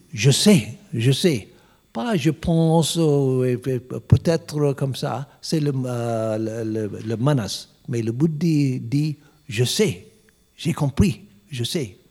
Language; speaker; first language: French; non-native, learner; English